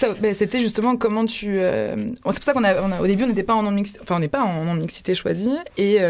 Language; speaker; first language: French; native; French